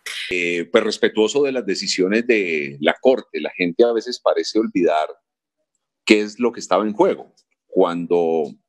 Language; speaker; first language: Spanish; native; Spanish